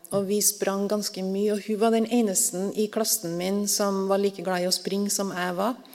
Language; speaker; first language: Norwegian; native; Norwegian